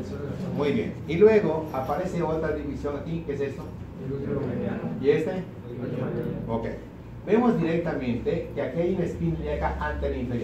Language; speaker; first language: Spanish; native; Spanish